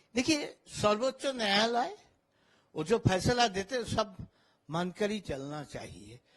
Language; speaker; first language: Hindi; non-native, local second language; Bangla